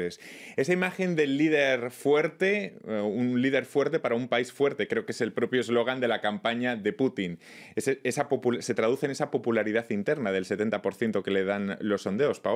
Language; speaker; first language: Spanish; native; Spanish